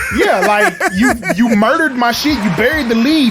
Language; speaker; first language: English; native; English